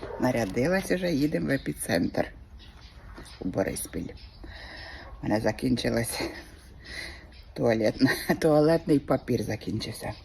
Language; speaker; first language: Ukrainian; native; Ukrainian